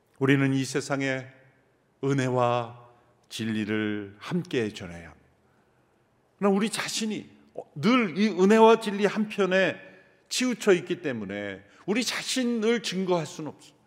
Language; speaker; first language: Korean; native; Korean